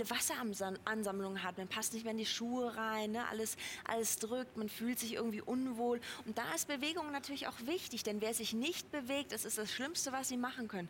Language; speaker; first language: German; native; German